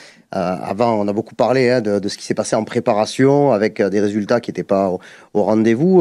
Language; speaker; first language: French; native; French